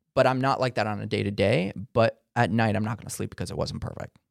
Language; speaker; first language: English; non-native, fluent; Hebrew